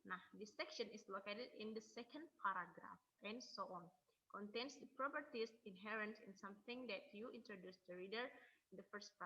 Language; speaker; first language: English; non-native, learner; Indonesian